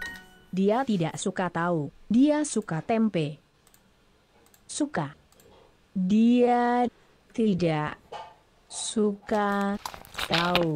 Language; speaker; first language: Indonesian; non-native, learner; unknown